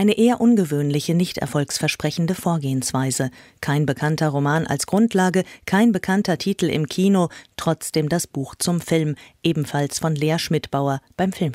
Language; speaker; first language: German; native; German